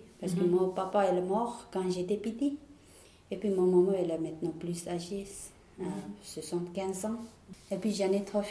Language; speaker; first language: French; non-native, learner; Tibetan